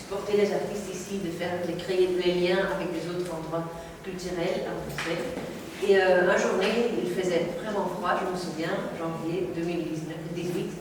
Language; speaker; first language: French; non-native, local second language; Dutch